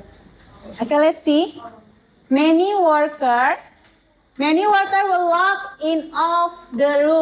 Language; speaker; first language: English; non-native, learner; Indonesian